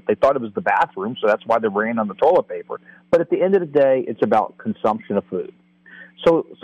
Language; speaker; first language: English; native; English